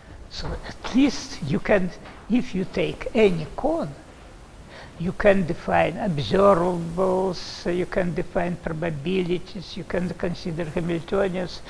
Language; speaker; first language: English; non-native, fluent; Russian